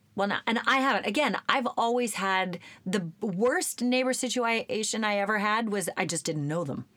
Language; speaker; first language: English; native; English